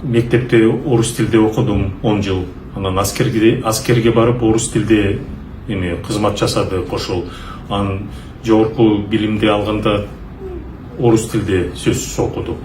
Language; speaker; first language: Kyrgyz; non-native, local second language; Russian